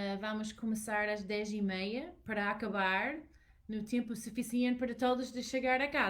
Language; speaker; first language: Portuguese; non-native, learner; English